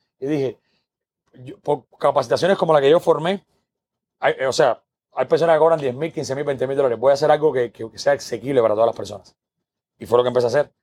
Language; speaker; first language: Spanish; native; Spanish